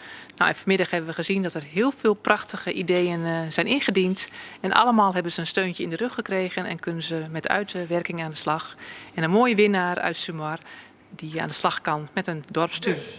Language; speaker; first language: Dutch; native; Dutch